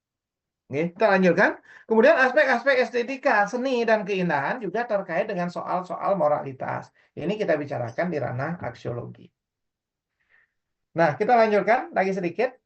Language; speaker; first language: Indonesian; non-native, local second language; Balinese